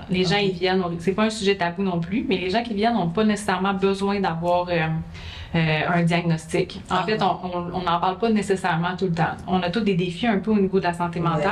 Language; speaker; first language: French; native; French